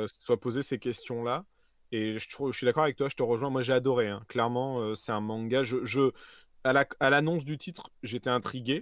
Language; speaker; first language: French; native; French